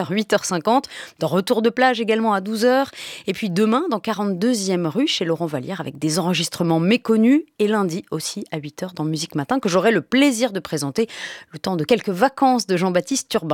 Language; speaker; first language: French; native; French